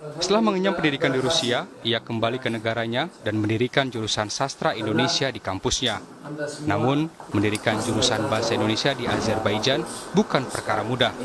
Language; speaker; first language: Indonesian; native; Indonesian